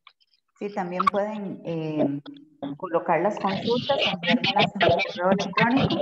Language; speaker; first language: Spanish; native; Spanish